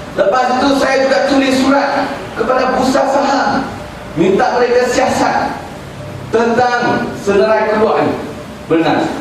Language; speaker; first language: Malay; non-native, local second language; Chinese